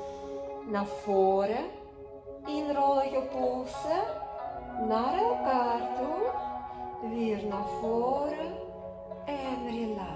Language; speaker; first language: Dutch; non-native, learner; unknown